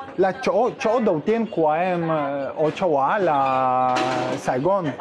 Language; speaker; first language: Vietnamese; non-native, fluent; Polish